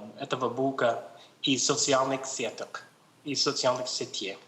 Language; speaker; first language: Russian; non-native, learner; English